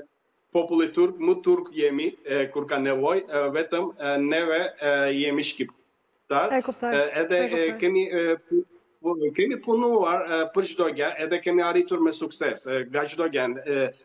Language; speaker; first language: Albanian; early bilingual, heritage; Albanian